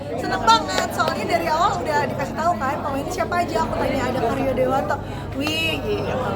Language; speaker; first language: Indonesian; native; Indonesian